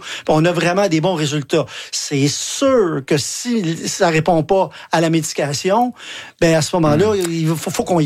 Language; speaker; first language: French; native; French